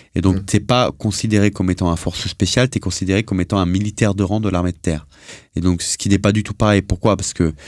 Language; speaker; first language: French; native; French